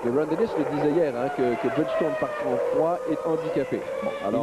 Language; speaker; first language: French; native; French